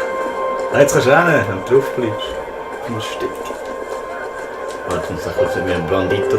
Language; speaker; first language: German; native; German